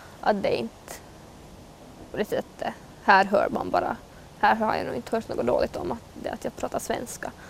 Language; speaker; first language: Swedish; native; Swedish